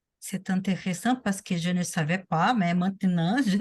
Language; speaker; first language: French; non-native, learner; Portuguese